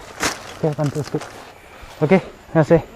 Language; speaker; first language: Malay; non-native, local second language; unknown